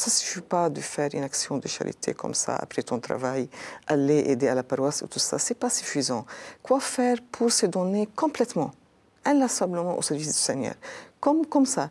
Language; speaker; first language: French; non-native, local second language; Arabic